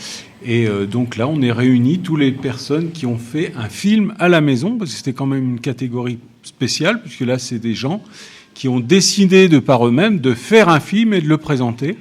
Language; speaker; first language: French; native; French